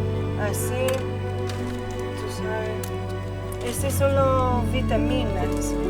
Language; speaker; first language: Spanish; non-native, learner; English